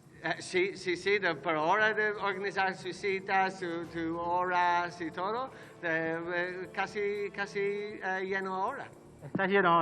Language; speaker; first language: Spanish; non-native, learner; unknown